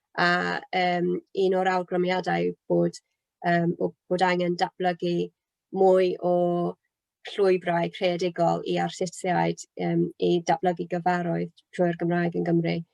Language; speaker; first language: Welsh; non-native, local second language; English